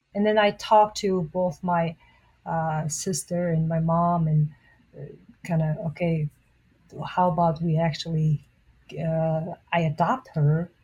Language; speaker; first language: English; non-native, fluent; Mongolian